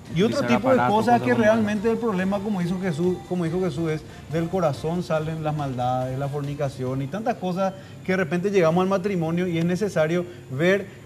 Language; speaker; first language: Spanish; native; Spanish